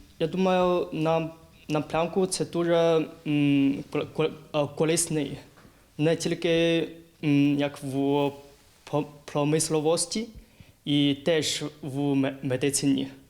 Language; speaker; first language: Ukrainian; non-native, learner; Chinese